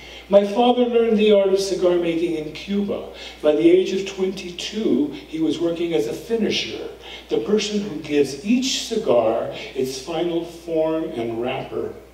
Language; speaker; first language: English; early bilingual, other home language; Spanish